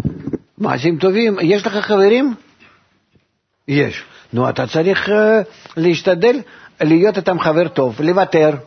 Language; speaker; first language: Hebrew; non-native, fluent; Russian